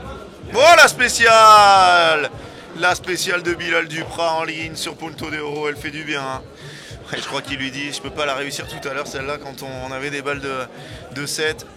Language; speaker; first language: French; native; French